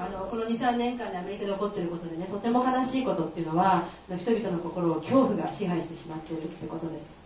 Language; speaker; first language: Japanese; native; Japanese